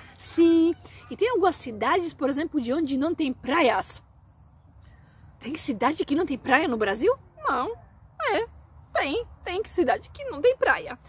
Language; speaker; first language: Portuguese; non-native, fluent; Polish